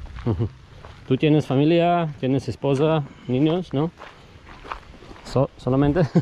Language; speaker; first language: Spanish; non-native, learner; Polish